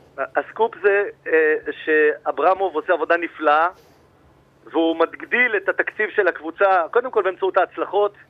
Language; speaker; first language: Hebrew; native; Hebrew